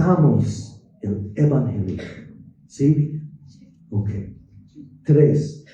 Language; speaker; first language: Spanish; non-native, fluent; English